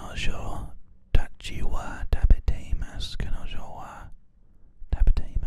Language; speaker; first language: Japanese; non-native, learner; English